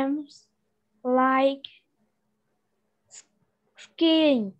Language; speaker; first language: English; non-native, learner; Vietnamese